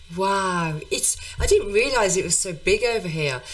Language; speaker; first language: English; native; English